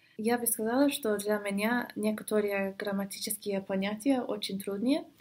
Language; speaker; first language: Russian; non-native, fluent; English